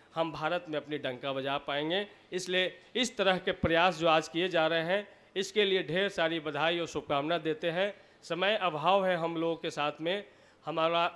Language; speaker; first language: Hindi; native; Hindi